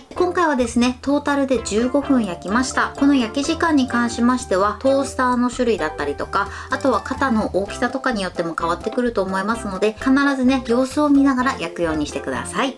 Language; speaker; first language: Japanese; native; Japanese